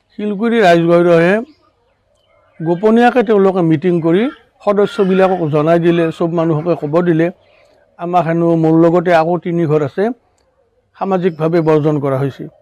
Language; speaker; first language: Assamese; native; Assamese